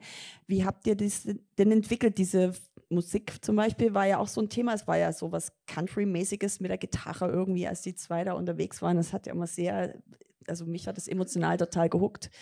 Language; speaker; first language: German; native; German